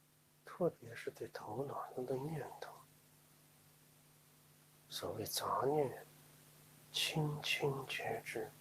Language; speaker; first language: Chinese; native; Chinese